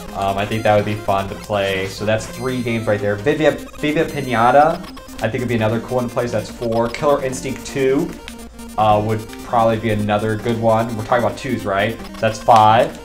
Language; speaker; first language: English; native; English